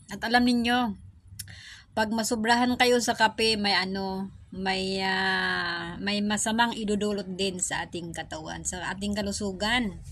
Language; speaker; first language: Filipino; non-native, local second language; Iloko